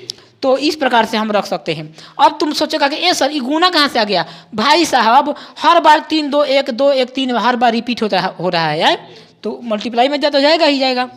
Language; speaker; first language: Hindi; non-native, local second language; Bhojpuri